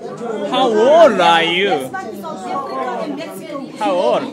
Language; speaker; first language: English; non-native, learner; Japanese